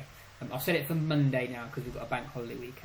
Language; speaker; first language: English; native; English